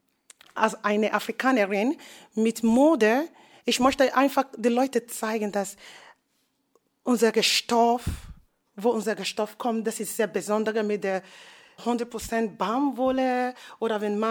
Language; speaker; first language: German; non-native, fluent; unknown